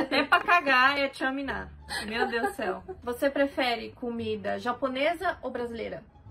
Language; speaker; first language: Portuguese; native; Portuguese